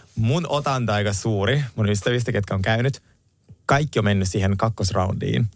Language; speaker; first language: Finnish; native; Finnish